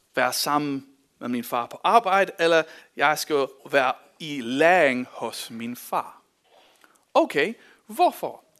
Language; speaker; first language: Danish; non-native, fluent; English